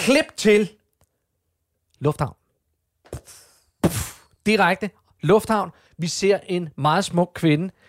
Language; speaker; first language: Danish; native; Danish